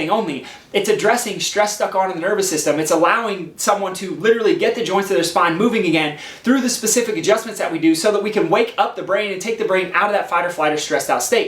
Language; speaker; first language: English; native; English